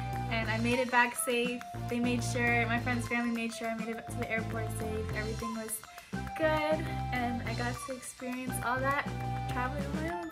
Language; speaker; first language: English; early bilingual, other home language; Japanese